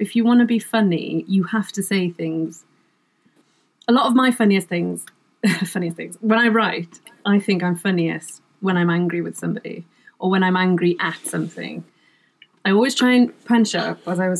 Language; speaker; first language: English; non-native, local second language; Welsh